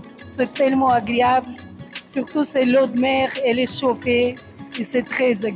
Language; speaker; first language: French; non-native, fluent; Georgian